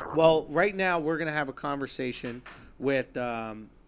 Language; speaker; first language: English; native; English